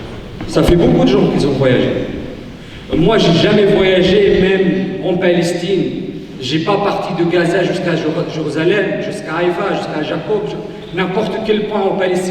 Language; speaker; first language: French; non-native, fluent; Arabic